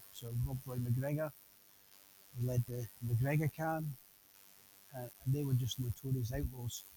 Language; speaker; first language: English; native; English